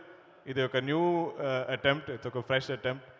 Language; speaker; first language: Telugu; non-native, learner; Malayalam